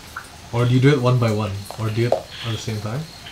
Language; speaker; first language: English; non-native, fluent; Indonesian